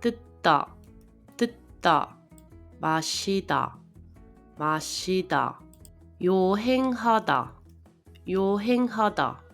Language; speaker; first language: Korean; non-native, fluent; Spanish